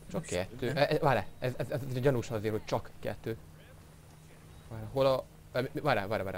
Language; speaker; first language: Hungarian; native; Hungarian